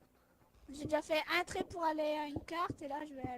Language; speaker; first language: French; native; French